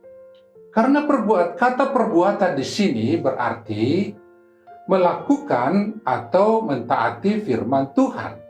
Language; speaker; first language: Malay; native; Malay